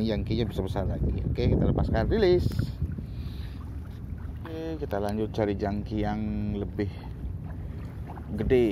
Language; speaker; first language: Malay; non-native, local second language; Balinese